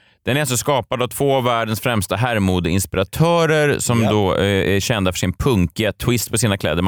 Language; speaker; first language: Swedish; native; Swedish